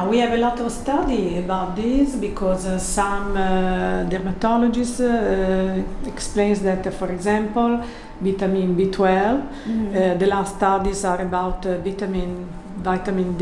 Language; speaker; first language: English; non-native, learner; Italian